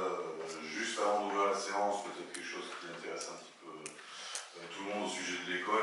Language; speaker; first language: French; native; French